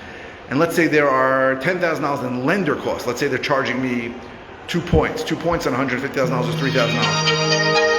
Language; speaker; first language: English; native; English